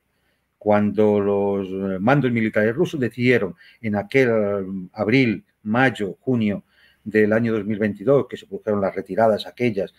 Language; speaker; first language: Spanish; native; Spanish